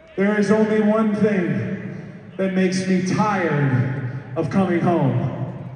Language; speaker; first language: English; native; English